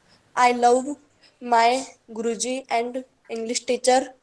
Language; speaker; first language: English; non-native, learner; Hindi